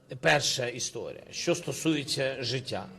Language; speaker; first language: Ukrainian; non-native, local second language; Russian